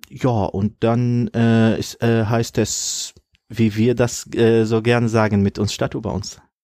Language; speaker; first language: German; non-native, fluent; Arabic